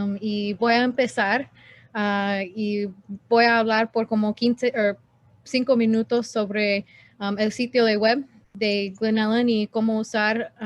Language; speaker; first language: Spanish; non-native, learner; English